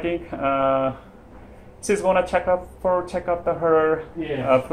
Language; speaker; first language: English; non-native, learner; Filipino